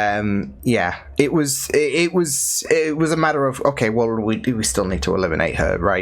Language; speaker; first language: English; native; English